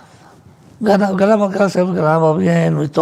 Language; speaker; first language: Spanish; non-native, fluent; Arabic